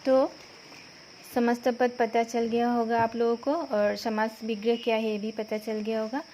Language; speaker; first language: Hindi; non-native, local second language; Assamese